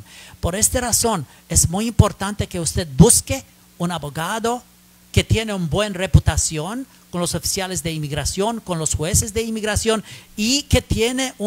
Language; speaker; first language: Spanish; non-native, learner; English